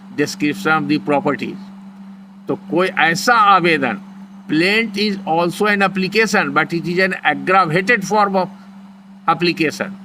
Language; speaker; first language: Hindi; native; Hindi